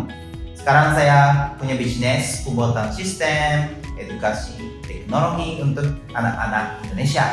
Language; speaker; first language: Indonesian; non-native, fluent; Japanese